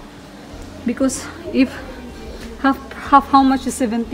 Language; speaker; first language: English; non-native, learner; Filipino